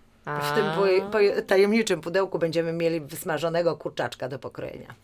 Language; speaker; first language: Polish; native; Polish